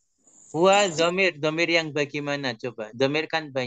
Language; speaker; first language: Indonesian; native; Indonesian